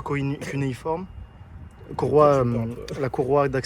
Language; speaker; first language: French; native; French